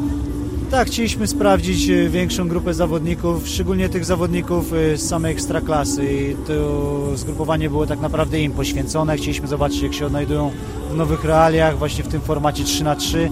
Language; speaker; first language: Polish; native; Polish